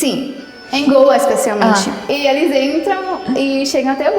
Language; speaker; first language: Portuguese; non-native, fluent; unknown